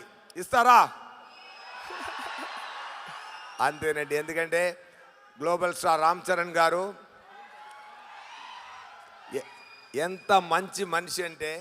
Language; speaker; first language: Telugu; non-native, learner; Tamil